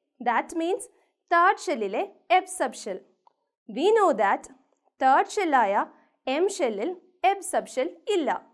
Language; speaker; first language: English; non-native, local second language; Malayalam